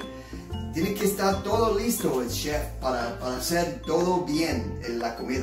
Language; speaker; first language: Spanish; early bilingual, heritage; Spanish